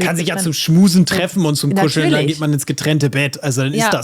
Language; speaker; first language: German; native; German